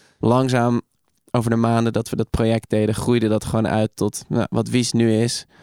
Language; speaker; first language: Dutch; native; Dutch